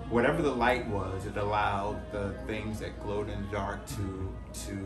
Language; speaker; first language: English; native; English